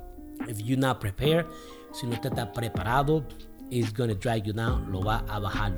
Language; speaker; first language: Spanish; early bilingual, heritage; Spanish